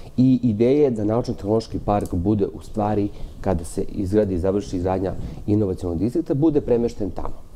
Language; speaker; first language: Serbian; native; Serbian